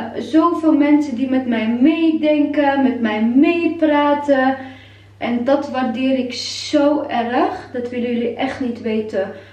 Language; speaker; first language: Dutch; non-native, fluent; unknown